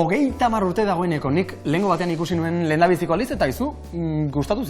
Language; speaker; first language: Basque; native; Basque